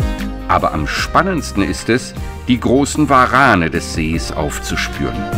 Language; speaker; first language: German; native; German